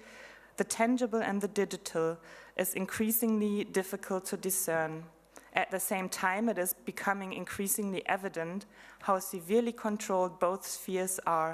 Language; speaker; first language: English; non-native, fluent; German